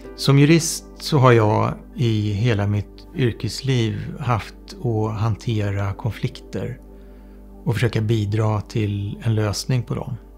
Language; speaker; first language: Swedish; native; Swedish